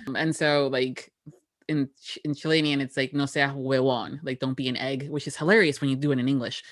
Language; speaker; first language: English; early bilingual, other home language; Spanish